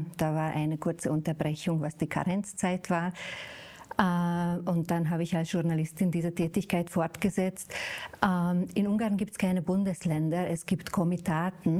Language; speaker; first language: German; non-native, fluent; Hungarian